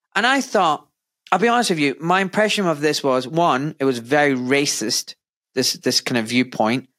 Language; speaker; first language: English; native; English